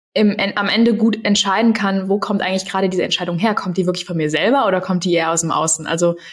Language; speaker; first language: German; native; German